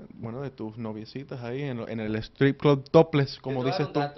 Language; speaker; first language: Spanish; early bilingual, heritage; Spanish